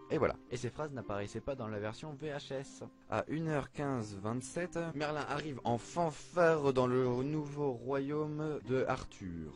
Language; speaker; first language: French; native; French